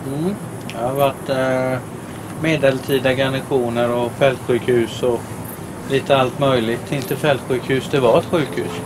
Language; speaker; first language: Swedish; native; Swedish